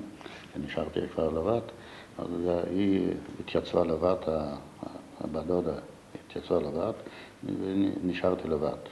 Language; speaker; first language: Hebrew; non-native, fluent; Yiddish